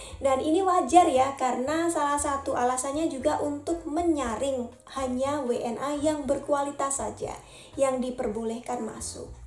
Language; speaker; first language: Indonesian; native; Indonesian